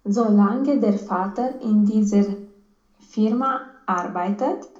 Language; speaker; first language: German; non-native, learner; Romanian